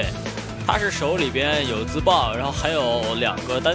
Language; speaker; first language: Chinese; native; Chinese